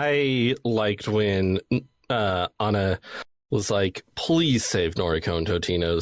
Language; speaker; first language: English; native; English